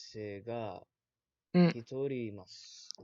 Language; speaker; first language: Japanese; non-native, learner; Malay